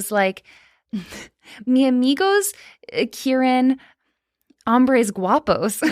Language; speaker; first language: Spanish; non-native, learner; English